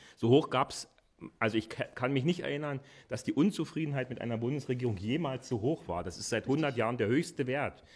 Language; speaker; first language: German; native; German